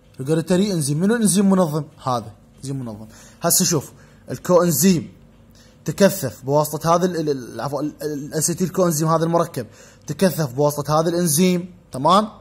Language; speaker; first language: Arabic; native; Arabic